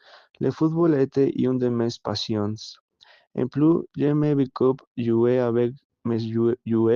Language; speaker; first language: French; non-native, learner; Spanish